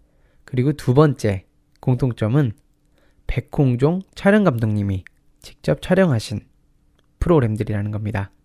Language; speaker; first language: Korean; native; Korean